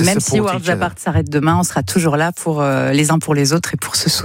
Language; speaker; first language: French; native; French